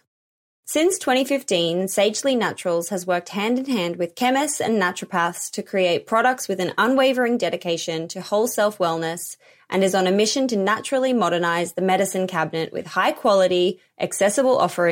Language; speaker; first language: English; native; English